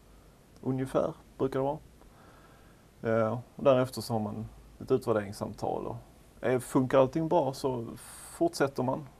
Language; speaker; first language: Swedish; native; Swedish